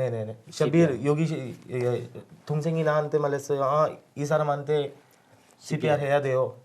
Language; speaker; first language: Korean; non-native, learner; Urdu